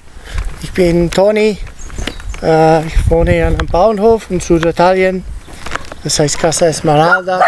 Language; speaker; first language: German; non-native, fluent; Italian